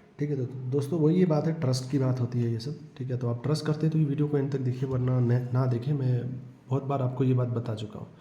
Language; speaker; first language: Hindi; non-native, local second language; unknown